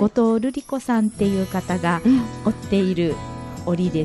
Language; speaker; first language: Japanese; native; Japanese